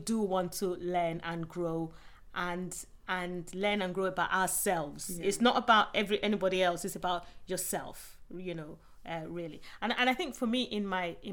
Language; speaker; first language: English; non-native, local second language; Yoruba